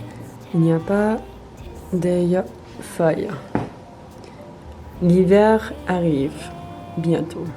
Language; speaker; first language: French; non-native, learner; English